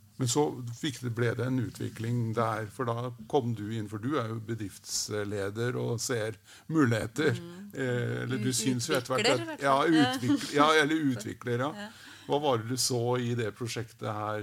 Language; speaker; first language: Norwegian; native; Norwegian